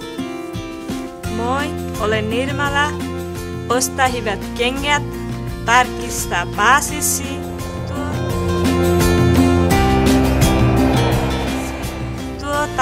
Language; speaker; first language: Finnish; non-native, learner; Nepali